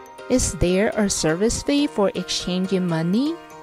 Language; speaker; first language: English; non-native, fluent; Chinese